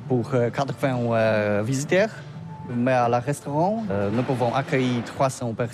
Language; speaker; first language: French; non-native, learner; Polish